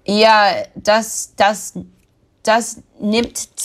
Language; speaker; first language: German; non-native, learner; English